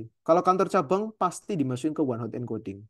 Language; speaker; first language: Indonesian; native; Indonesian